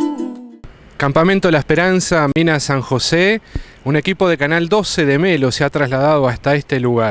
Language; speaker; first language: Spanish; native; Spanish